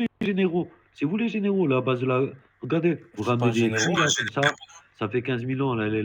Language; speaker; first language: French; native; French